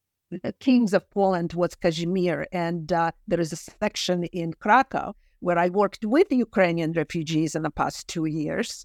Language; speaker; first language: English; non-native, fluent; Russian